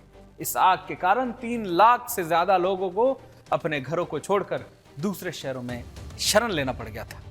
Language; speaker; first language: Hindi; native; Hindi